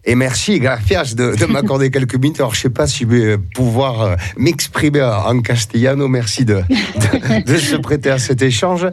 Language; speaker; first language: French; native; French